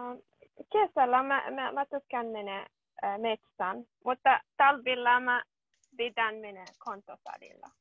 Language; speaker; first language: Finnish; non-native, learner; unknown